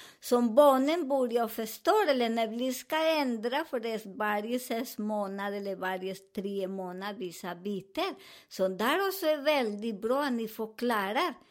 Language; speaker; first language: Swedish; non-native, learner; Spanish